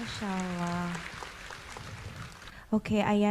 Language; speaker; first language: Indonesian; native; Indonesian